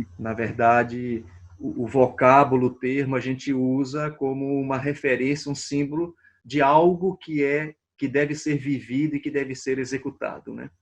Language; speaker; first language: Portuguese; native; Portuguese